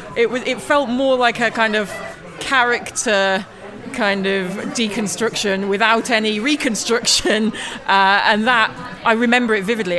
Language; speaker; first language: English; native; English